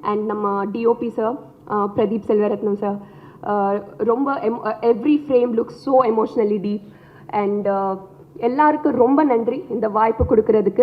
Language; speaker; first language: Tamil; non-native, learner; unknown